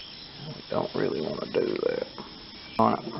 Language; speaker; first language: English; native; English